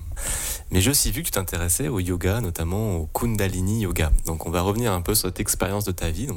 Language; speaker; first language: French; native; French